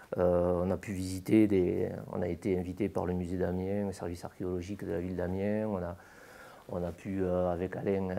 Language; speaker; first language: French; native; French